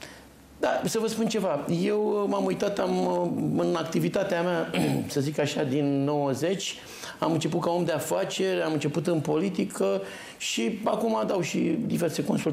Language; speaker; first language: Romanian; native; Romanian